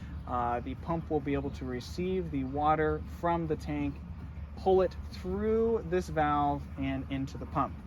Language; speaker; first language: English; native; English